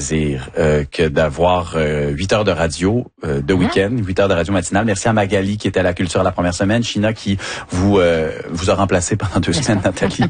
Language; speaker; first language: French; native; French